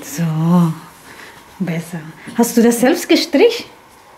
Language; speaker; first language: German; non-native, learner; Filipino